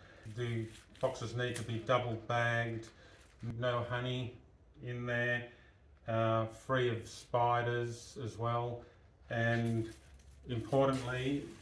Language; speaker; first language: English; native; English